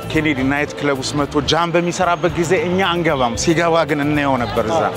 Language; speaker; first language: Amharic; native; Amharic